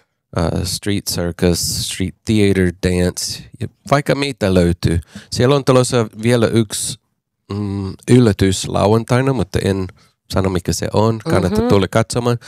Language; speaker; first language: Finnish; non-native, learner; English